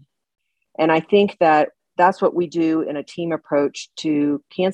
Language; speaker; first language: English; early bilingual, other home language; Chinese